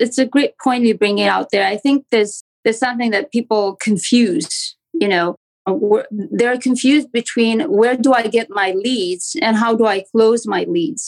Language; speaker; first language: English; non-native, fluent; Romanian